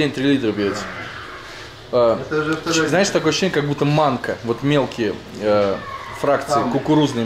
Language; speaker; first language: Russian; native; Russian